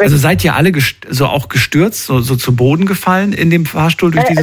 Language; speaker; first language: German; native; German